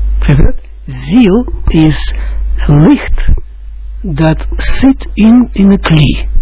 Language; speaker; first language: Dutch; non-native, fluent; Russian